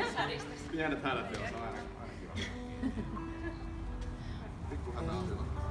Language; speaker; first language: Finnish; native; Finnish